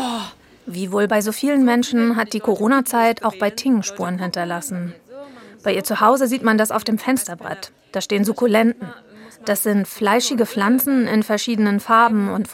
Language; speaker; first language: German; native; German